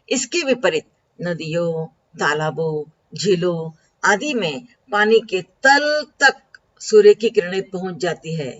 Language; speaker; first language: Hindi; non-native, local second language; Marathi